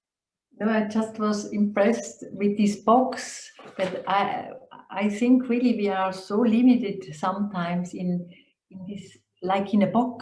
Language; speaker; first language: English; non-native, fluent; German